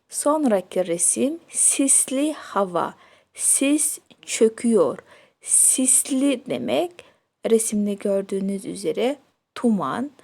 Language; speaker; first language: Turkish; non-native, fluent; Kyrgyz